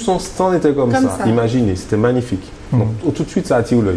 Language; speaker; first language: French; native; French